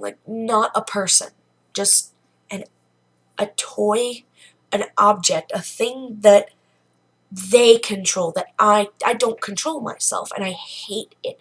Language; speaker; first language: English; native; English